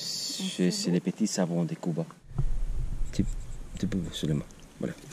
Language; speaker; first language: French; non-native, learner; Spanish